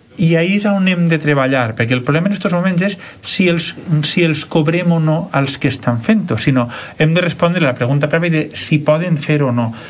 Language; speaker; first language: Catalan; native; Catalan